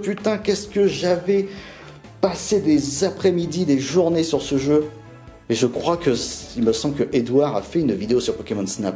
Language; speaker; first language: French; native; French